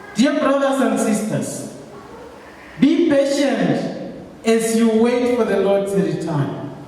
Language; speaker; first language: English; non-native, local second language; Swahili